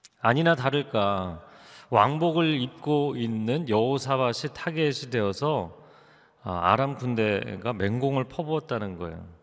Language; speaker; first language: Korean; native; Korean